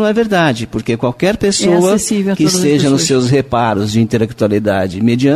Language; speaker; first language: Portuguese; native; Portuguese